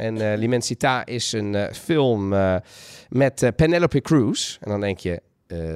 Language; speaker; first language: Dutch; native; Dutch